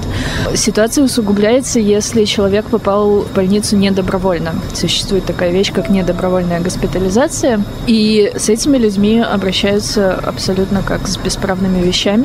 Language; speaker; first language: Russian; native; Russian